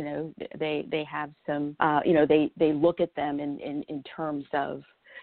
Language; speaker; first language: English; native; English